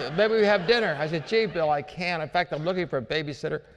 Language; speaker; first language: English; native; English